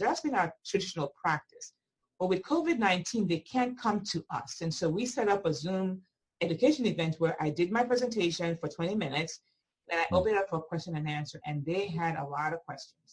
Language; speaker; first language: English; non-native, local second language; Igbo